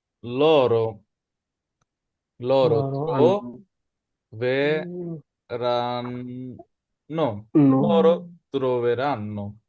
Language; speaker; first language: Italian; non-native, learner; Bangla